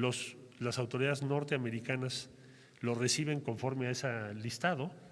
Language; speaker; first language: Spanish; native; Spanish